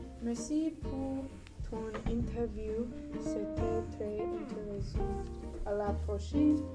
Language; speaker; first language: French; non-native, learner; English